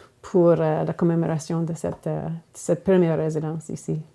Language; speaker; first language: French; non-native, local second language; English